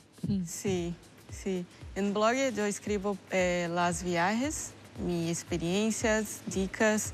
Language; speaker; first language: Spanish; non-native, learner; Portuguese